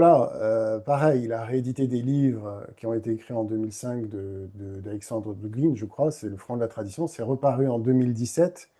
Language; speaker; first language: French; native; French